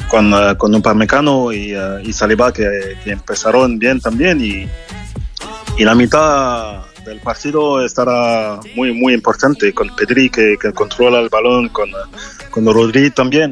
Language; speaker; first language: Spanish; non-native, fluent; French